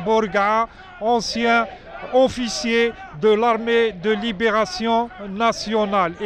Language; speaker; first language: French; non-native, local second language; Arabic